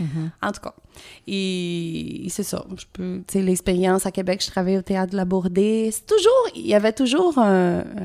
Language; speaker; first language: French; non-native, fluent; Portuguese